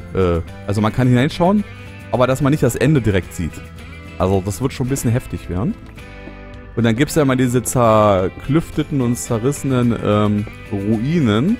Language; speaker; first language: German; native; German